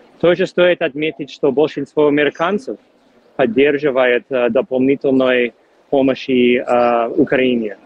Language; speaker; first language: Russian; non-native, fluent; English